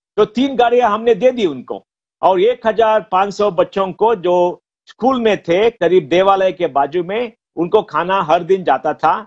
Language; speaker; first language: Hindi; non-native, local second language; Konkani